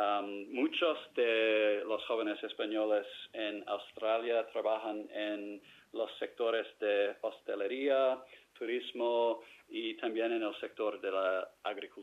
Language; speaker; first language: Spanish; non-native, fluent; English